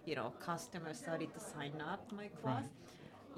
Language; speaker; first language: English; non-native, fluent; Japanese